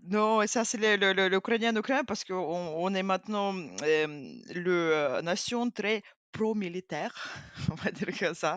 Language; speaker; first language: French; non-native, fluent; Ukrainian